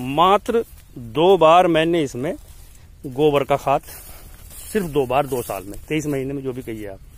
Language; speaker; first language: Hindi; native; Hindi